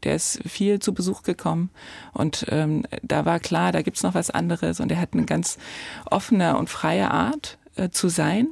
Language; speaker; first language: German; native; German